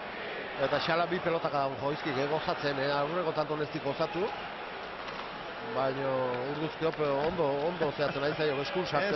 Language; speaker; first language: Basque; native; Basque